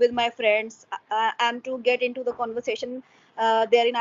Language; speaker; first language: English; non-native, local second language; Hindi